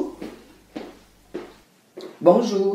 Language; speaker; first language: French; non-native, learner; Portuguese